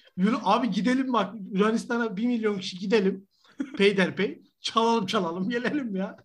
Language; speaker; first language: Turkish; native; Turkish